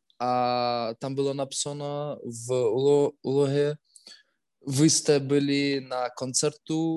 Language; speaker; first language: Czech; non-native, learner; Russian